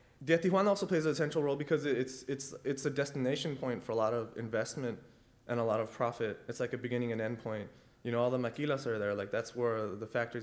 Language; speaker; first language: English; early bilingual, other home language; Spanish